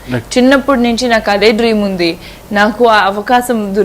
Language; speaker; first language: Telugu; non-native, fluent; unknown